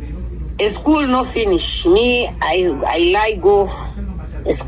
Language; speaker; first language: English; non-native, learner; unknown